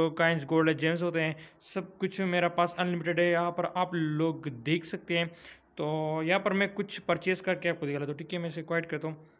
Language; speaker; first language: Urdu; non-native, local second language; Pashto